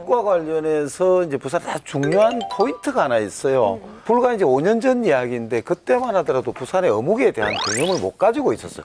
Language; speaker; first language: Korean; native; Korean